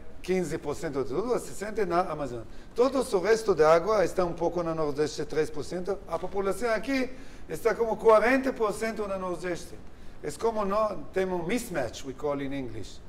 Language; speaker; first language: Portuguese; non-native, learner; Hebrew